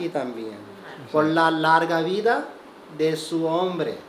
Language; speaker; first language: Spanish; non-native, learner; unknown